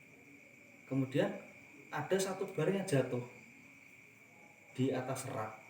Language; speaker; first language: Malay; non-native, local second language; Javanese